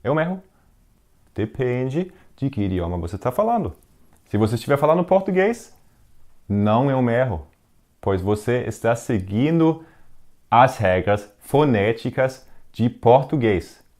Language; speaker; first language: Portuguese; non-native, fluent; Danish